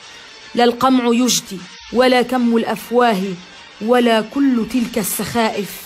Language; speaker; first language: Arabic; native; Arabic